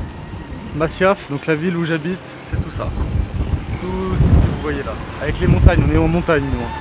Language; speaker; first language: French; native; French